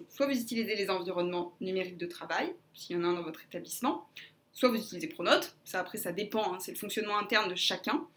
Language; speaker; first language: French; native; French